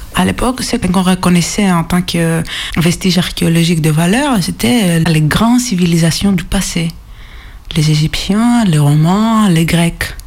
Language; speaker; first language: French; non-native, fluent; Greek